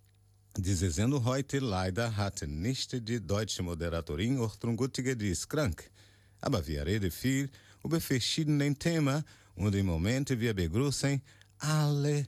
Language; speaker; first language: German; non-native, learner; Portuguese